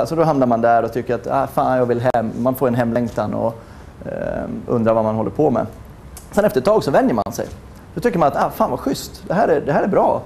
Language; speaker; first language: Swedish; native; Swedish